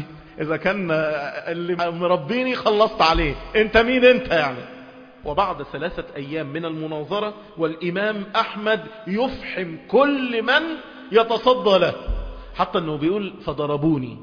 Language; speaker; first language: Arabic; native; Arabic